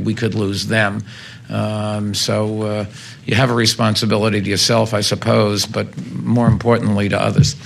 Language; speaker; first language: English; native; English